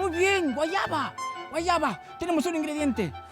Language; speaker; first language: Spanish; native; Spanish